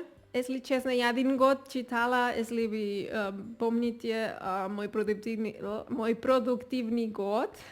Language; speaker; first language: Russian; non-native, learner; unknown